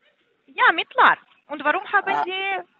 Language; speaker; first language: German; non-native, learner; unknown